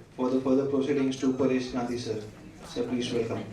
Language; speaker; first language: English; non-native, local second language; Marathi